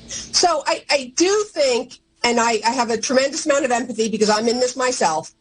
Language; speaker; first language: English; native; English